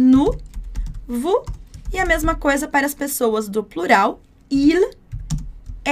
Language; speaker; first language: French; non-native, fluent; Portuguese